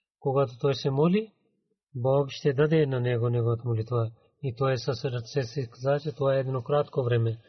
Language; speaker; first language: Bulgarian; non-native, learner; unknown